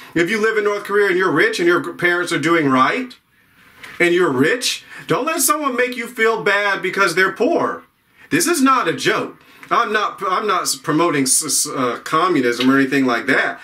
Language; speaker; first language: English; native; English